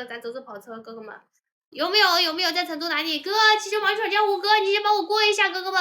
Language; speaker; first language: Chinese; native; Chinese